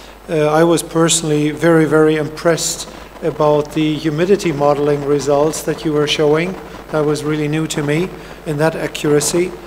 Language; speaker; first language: English; non-native, fluent; German